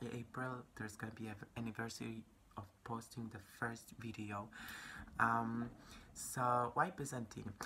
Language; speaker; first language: English; non-native, fluent; Polish